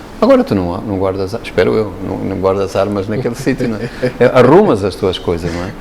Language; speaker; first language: Portuguese; native; Portuguese